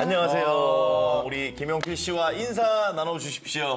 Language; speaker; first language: Korean; native; Korean